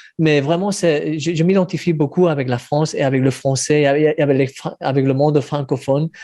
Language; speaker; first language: French; early bilingual, heritage; Spanish